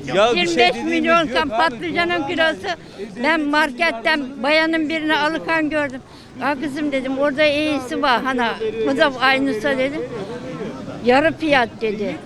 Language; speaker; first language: Turkish; native; Turkish